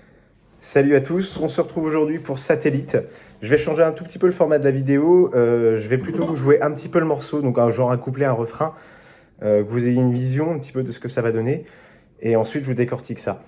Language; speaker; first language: French; native; French